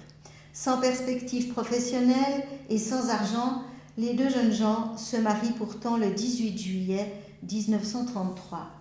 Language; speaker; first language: French; native; French